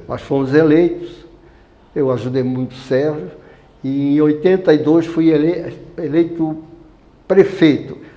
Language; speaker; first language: Portuguese; native; Portuguese